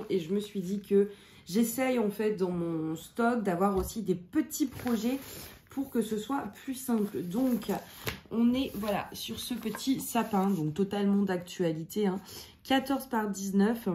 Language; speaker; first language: French; native; French